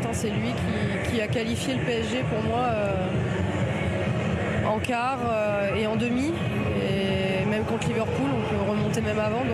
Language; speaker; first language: French; native; French